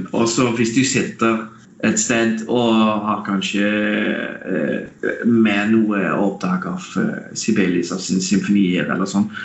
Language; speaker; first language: Norwegian; non-native, fluent; Dutch